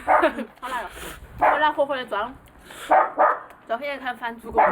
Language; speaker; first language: Chinese; native; Chinese